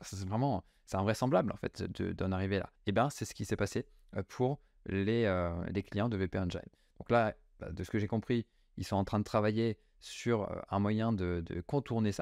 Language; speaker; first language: French; native; French